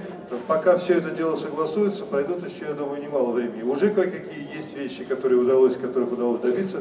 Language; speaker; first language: Russian; native; Russian